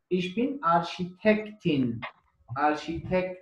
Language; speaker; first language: German; non-native, fluent; Turkish